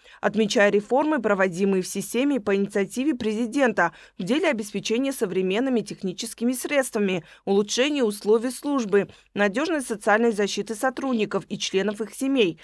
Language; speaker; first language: Russian; non-native, local second language; Uzbek